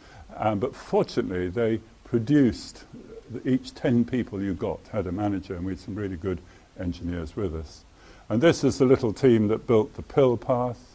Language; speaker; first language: English; native; English